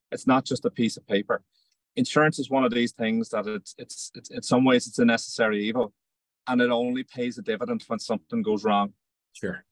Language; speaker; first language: English; native; English